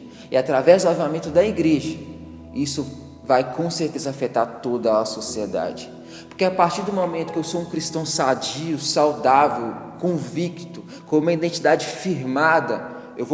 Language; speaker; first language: Portuguese; native; Portuguese